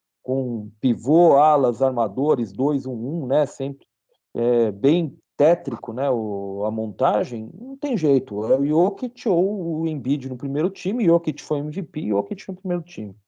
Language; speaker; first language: Portuguese; native; Portuguese